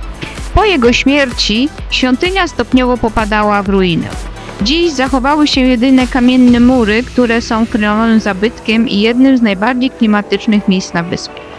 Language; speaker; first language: Polish; native; Polish